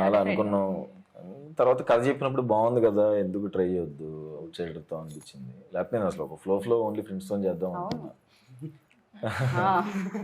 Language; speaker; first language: Telugu; native; Telugu